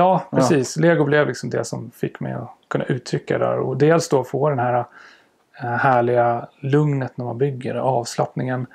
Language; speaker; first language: Swedish; native; Swedish